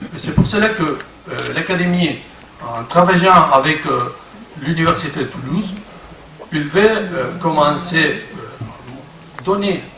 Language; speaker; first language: French; non-native, learner; Spanish